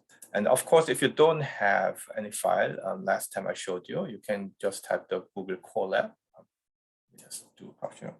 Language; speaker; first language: English; non-native, fluent; Korean